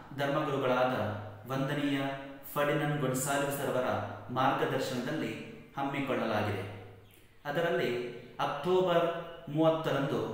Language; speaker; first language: Kannada; non-native, local second language; Konkani